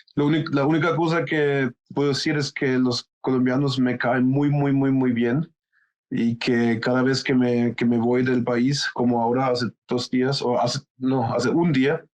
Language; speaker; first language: Spanish; non-native, fluent; German